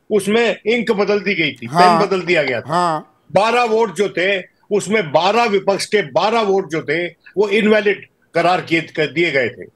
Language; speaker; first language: Hindi; native; Hindi